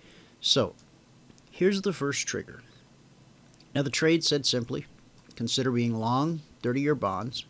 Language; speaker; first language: English; native; English